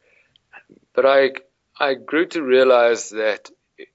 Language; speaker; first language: English; native; English